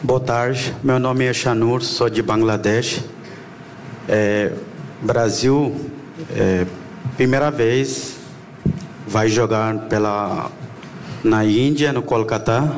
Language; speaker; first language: Portuguese; non-native, learner; Bangla